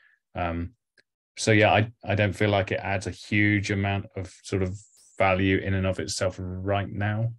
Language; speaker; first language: English; native; English